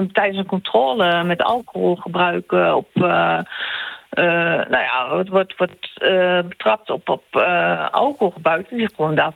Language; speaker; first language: Dutch; native; Dutch